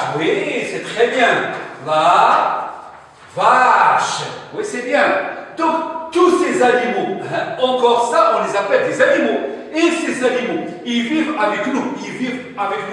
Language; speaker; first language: French; non-native, local second language; Arabic